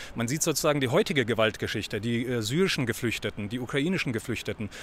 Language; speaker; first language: German; early bilingual, other home language; Polish